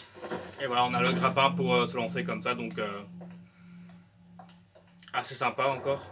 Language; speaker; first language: French; native; French